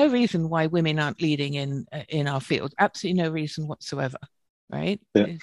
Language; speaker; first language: English; native; English